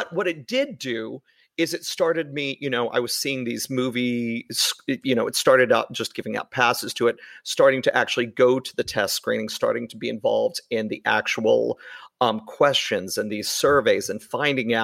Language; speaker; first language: English; native; English